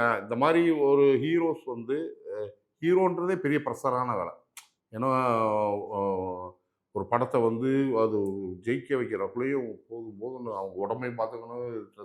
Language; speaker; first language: Tamil; native; Tamil